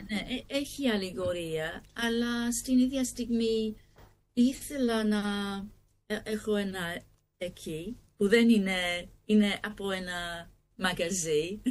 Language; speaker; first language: Greek; non-native, learner; English